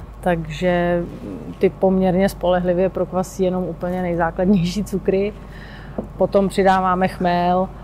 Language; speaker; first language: Czech; native; Czech